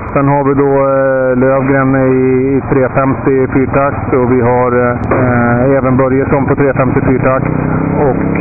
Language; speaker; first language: Swedish; native; Swedish